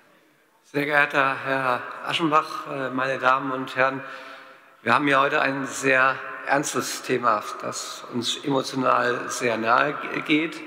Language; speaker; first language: German; native; German